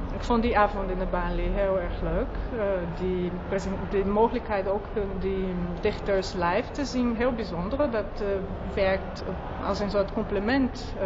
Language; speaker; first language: Dutch; non-native, fluent; Portuguese